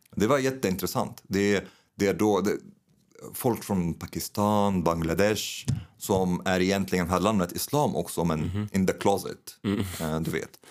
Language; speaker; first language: Swedish; non-native, fluent; Arabic